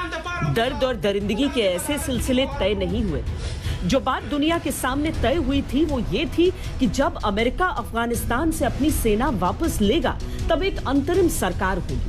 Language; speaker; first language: Hindi; native; Hindi